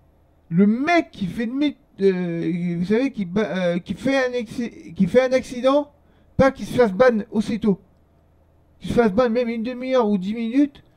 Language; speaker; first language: French; native; French